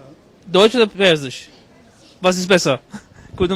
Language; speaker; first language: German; non-native, fluent; Persian